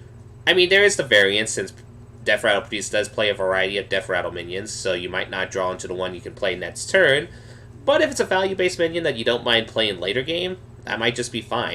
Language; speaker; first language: English; native; English